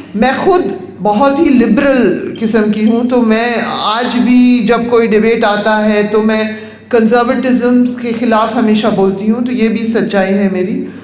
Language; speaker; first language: Hindi; native; Hindi